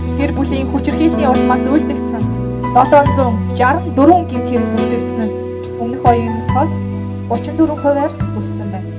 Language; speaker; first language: Mongolian; native; Mongolian